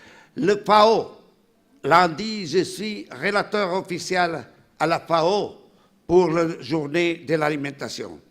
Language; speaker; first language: French; non-native, fluent; Italian